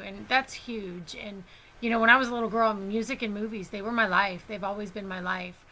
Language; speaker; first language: English; native; English